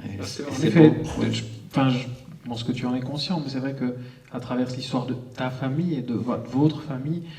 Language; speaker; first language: French; native; French